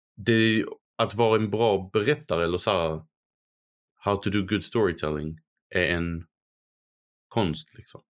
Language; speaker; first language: Swedish; non-native, fluent; Arabic